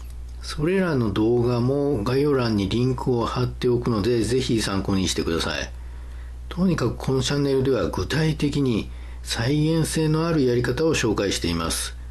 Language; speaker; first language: Japanese; native; Japanese